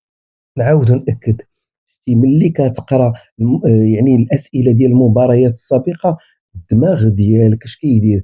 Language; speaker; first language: Arabic; native; Arabic